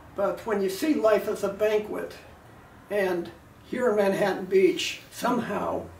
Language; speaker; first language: English; native; English